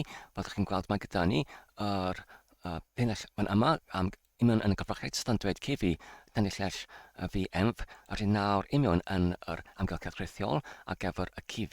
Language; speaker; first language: Welsh; non-native, fluent; English